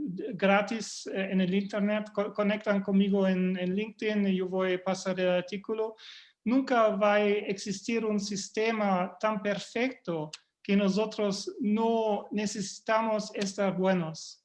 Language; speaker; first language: Spanish; non-native, fluent; German